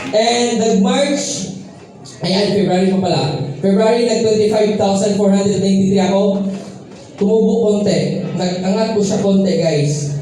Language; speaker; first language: Filipino; non-native, local second language; Cebuano